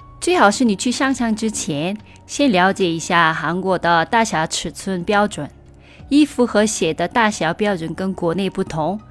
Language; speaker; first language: Chinese; non-native, fluent; Korean